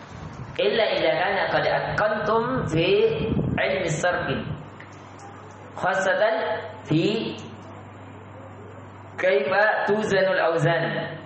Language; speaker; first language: Arabic; non-native, fluent; Indonesian